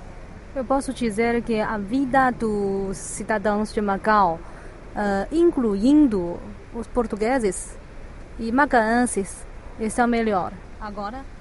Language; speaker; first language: Portuguese; non-native, fluent; Chinese